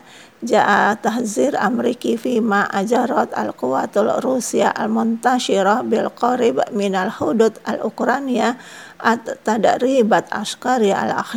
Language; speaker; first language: Arabic; non-native, fluent; Indonesian